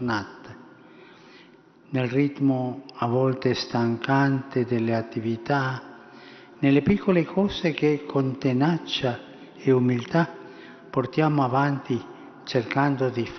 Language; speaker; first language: Italian; early bilingual, heritage; Spanish